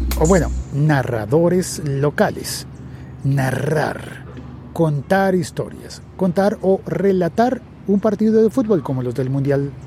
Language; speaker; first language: Spanish; native; Spanish